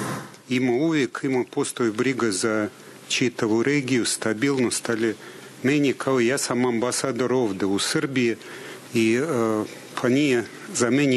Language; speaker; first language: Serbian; non-native, fluent; Russian